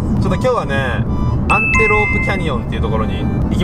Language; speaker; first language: Japanese; native; Japanese